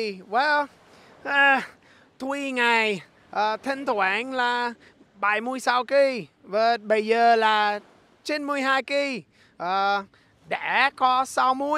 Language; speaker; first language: Vietnamese; non-native, learner; English